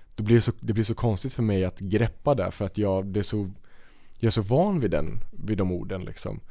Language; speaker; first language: Swedish; native; Swedish